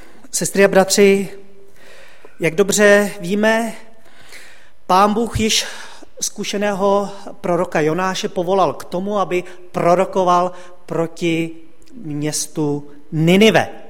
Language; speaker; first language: Czech; native; Czech